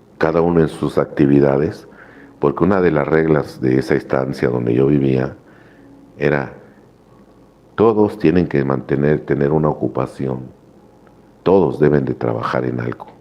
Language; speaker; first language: Spanish; native; Spanish